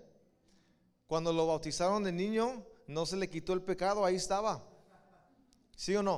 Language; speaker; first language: Spanish; early bilingual, heritage; Spanish